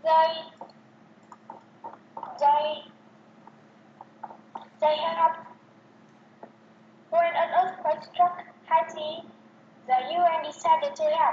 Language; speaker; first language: English; non-native, learner; Vietnamese